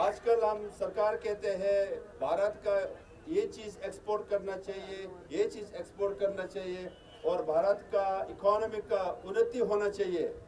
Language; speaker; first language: Hindi; non-native, learner; Tibetan